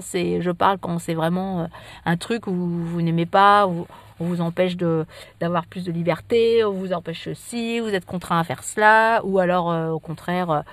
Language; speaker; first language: French; native; French